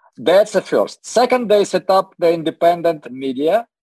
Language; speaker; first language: English; non-native, learner; Russian